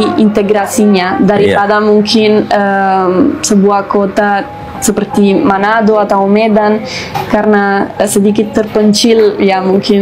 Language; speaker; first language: Indonesian; non-native, fluent; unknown